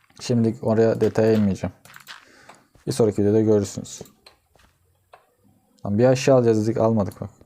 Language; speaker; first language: Turkish; native; Turkish